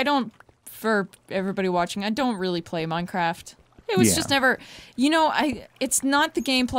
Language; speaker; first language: English; native; English